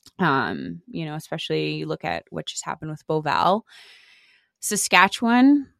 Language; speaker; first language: English; native; English